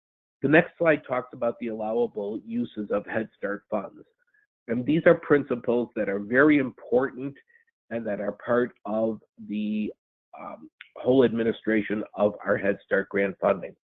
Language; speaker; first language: English; native; English